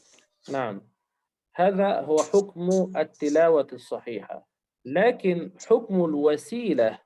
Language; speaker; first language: Arabic; native; Arabic